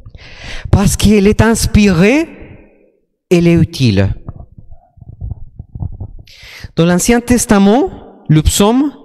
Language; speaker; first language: French; non-native, fluent; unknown